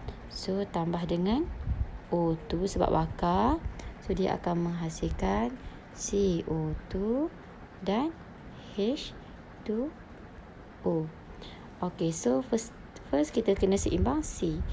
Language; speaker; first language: Malay; native; Malay